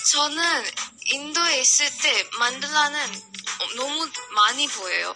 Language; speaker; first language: Korean; non-native, fluent; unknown